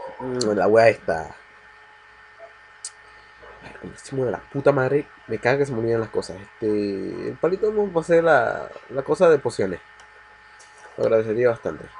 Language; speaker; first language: Spanish; native; Spanish